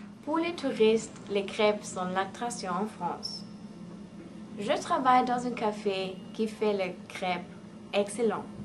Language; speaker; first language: French; non-native, learner; English